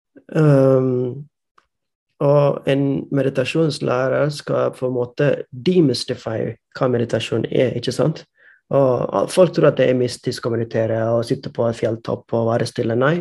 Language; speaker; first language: Norwegian; non-native, fluent; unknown